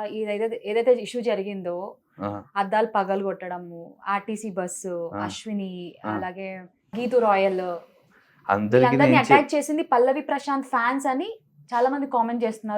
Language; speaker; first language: Telugu; native; Telugu